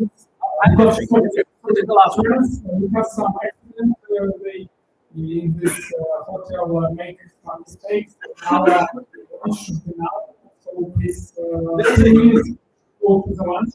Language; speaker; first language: English; non-native, learner; Russian